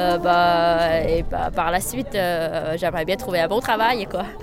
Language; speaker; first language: French; non-native, fluent; Chinese